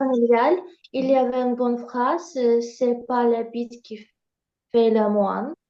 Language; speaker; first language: French; non-native, learner; Ukrainian